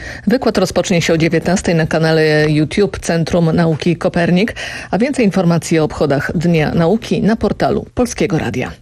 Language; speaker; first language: Polish; native; Polish